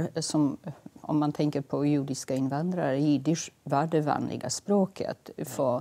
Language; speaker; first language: Swedish; non-native, fluent; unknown